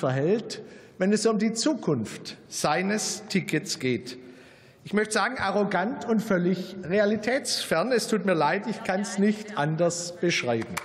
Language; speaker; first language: German; native; German